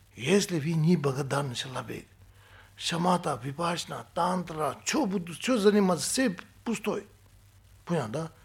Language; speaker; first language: Russian; non-native, learner; Tibetan